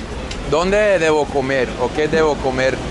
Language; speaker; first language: Spanish; non-native, fluent; English